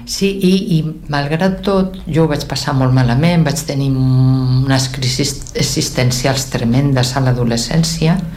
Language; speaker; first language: Catalan; non-native, local second language; Spanish